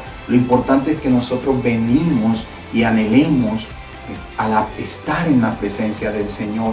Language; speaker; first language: Spanish; native; Spanish